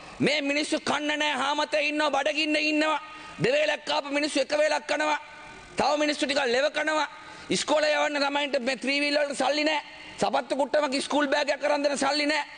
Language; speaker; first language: Sinhala; native; Sinhala